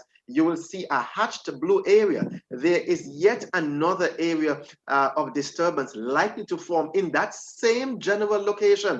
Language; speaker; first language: English; native; English